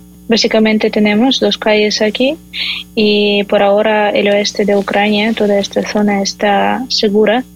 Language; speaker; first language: Spanish; non-native, fluent; Ukrainian